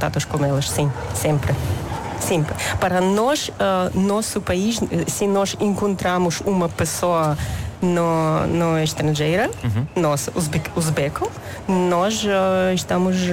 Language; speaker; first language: Portuguese; non-native, learner; Uzbek